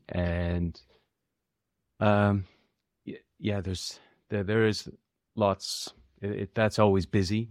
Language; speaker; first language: English; native; English